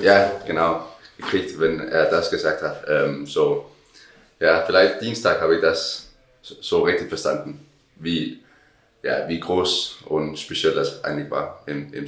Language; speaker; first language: German; non-native, learner; Danish